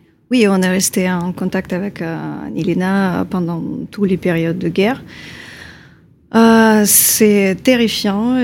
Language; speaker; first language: French; non-native, fluent; Ukrainian